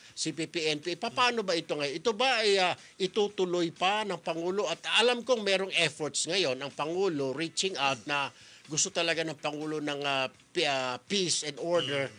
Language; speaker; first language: Filipino; native; Filipino